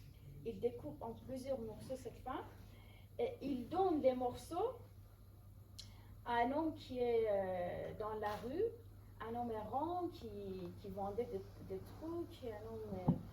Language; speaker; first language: French; non-native, fluent; Persian